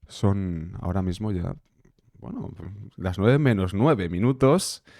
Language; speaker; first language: Spanish; native; Spanish